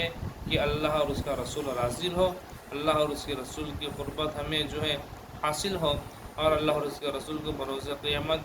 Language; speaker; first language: Urdu; native; Urdu